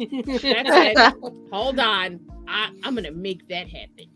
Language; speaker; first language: English; native; English